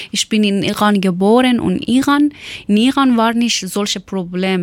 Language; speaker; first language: German; non-native, learner; Persian